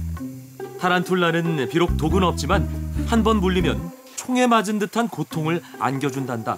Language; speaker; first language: Korean; native; Korean